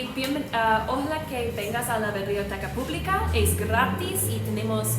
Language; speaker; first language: Spanish; non-native, learner; English